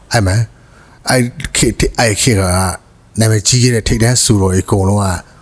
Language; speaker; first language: Burmese; native; Burmese